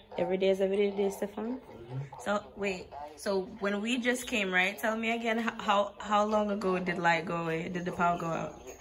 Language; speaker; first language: English; native; English